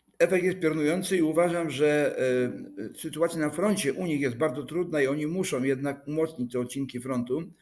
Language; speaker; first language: Polish; native; Polish